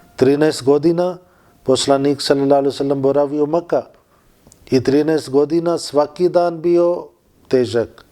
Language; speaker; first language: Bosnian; non-native, learner; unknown